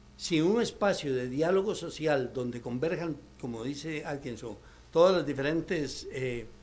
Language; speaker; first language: Spanish; native; Spanish